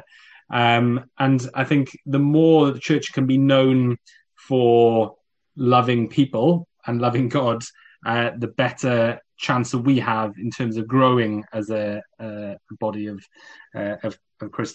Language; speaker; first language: English; native; English